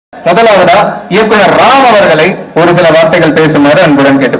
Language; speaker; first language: Tamil; native; Tamil